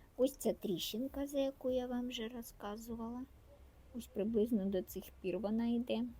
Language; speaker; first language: Ukrainian; non-native, local second language; Russian